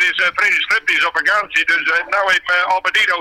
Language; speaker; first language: Dutch; native; Dutch